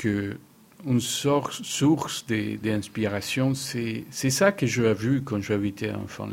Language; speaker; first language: French; non-native, fluent; Spanish